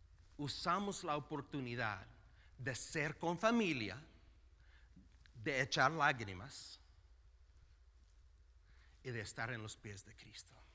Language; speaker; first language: Spanish; non-native, fluent; English